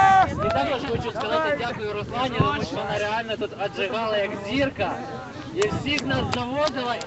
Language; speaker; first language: Ukrainian; native; Ukrainian